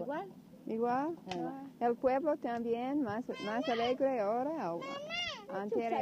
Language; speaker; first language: Spanish; non-native, learner; English